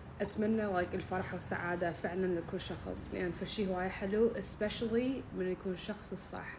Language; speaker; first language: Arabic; early bilingual, heritage; Arabic